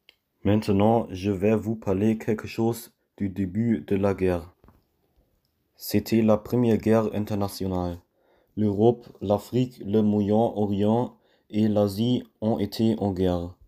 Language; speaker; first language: French; non-native, learner; German